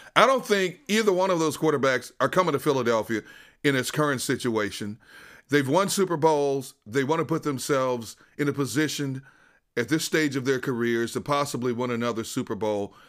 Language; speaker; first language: English; native; English